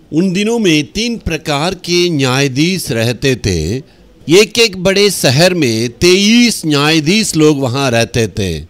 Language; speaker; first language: Hindi; non-native, local second language; Tamil